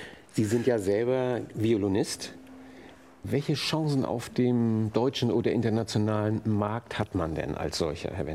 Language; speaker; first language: German; native; German